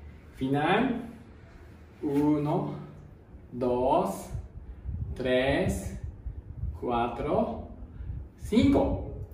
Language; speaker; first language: Spanish; non-native, learner; Japanese